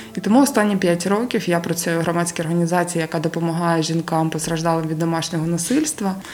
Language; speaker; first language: Ukrainian; native; Ukrainian